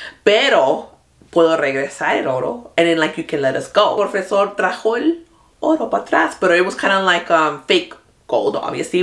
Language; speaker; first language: English; early bilingual, other home language; Spanish